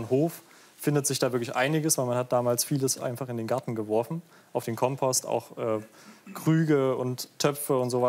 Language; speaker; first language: German; native; German